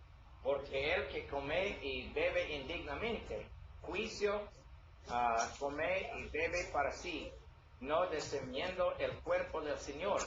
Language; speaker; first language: Spanish; non-native, learner; English